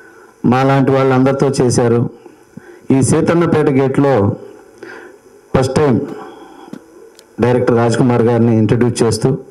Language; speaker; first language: Telugu; native; Telugu